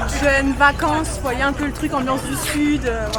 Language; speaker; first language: French; native; French